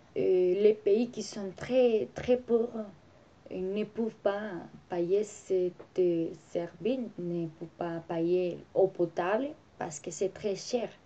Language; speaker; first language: French; non-native, learner; Spanish